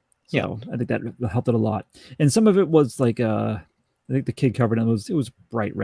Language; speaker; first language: English; native; English